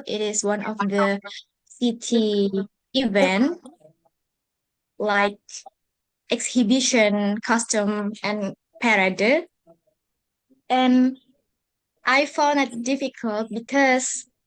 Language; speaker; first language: English; non-native, learner; Indonesian